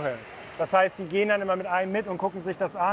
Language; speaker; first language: German; native; German